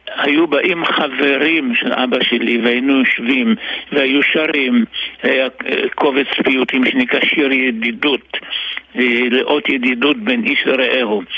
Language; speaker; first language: Hebrew; early bilingual, other home language; Arabic